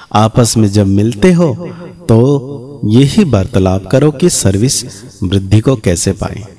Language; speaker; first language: Hindi; native; Hindi